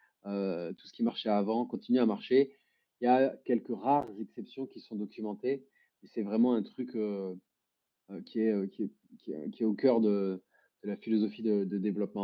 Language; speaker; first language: French; native; French